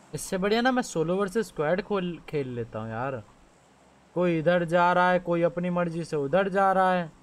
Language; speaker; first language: Hindi; native; Hindi